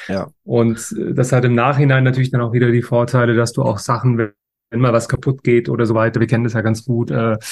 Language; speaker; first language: German; native; German